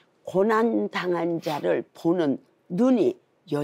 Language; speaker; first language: Korean; native; Korean